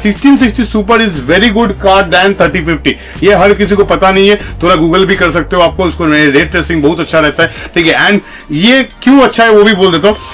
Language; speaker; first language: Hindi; non-native, local second language; Bangla